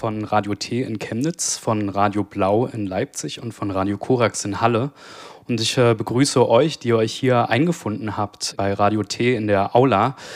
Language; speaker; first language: German; native; German